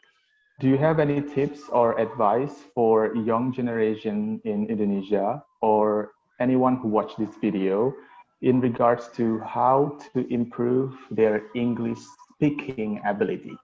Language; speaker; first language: English; non-native, local second language; Indonesian